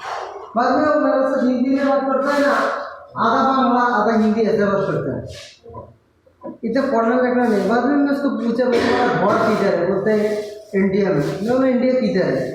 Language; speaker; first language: Hindi; non-native, learner; Bangla